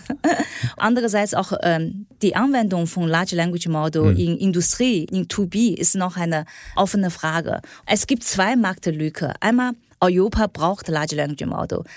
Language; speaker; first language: German; non-native, fluent; Chinese